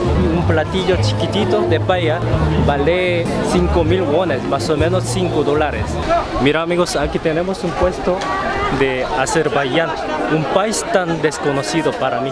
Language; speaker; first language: Spanish; non-native, fluent; Korean